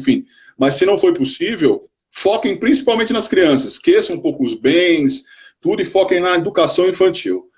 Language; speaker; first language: Portuguese; native; Portuguese